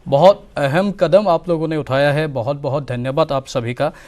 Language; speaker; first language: Hindi; non-native, local second language; Assamese